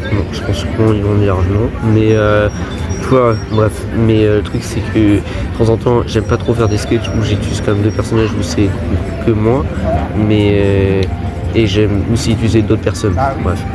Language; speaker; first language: French; early bilingual, other home language; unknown